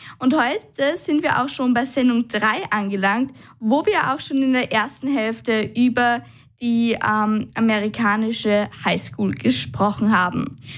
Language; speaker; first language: German; native; German